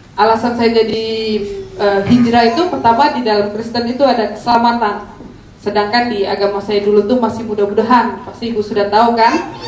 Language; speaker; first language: Indonesian; native; Indonesian